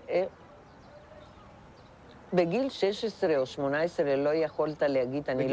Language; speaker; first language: Hebrew; non-native, fluent; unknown